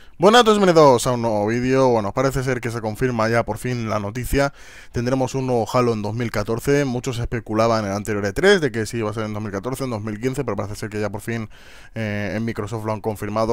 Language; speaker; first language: Spanish; native; Spanish